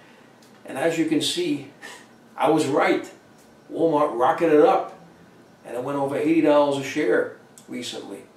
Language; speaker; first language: English; native; English